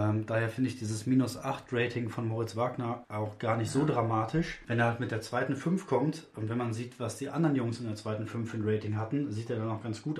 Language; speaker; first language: German; native; German